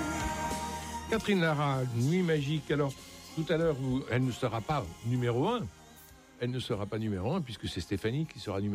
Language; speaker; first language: French; native; French